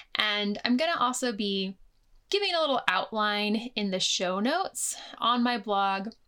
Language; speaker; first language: English; native; English